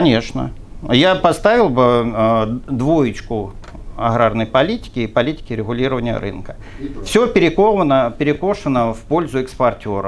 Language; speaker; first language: Russian; native; Russian